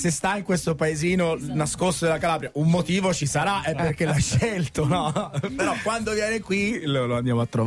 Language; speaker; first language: Italian; native; Italian